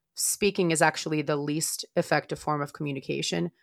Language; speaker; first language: English; non-native, fluent; Romanian